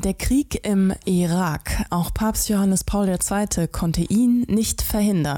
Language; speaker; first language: German; native; German